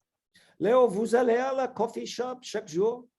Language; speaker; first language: French; non-native, learner; English